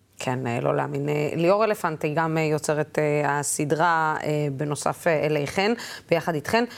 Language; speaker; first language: Hebrew; non-native, local second language; Arabic